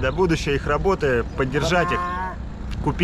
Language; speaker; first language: Russian; native; Russian